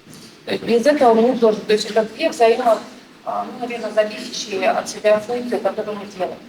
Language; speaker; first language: Russian; native; Russian